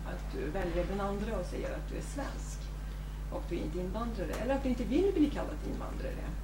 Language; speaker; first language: Swedish; non-native, fluent; Kurdish